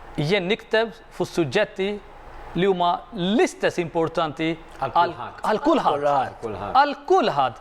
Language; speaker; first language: Maltese; non-native, fluent; Arabic